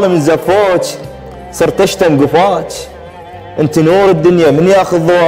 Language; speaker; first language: Arabic; native; Arabic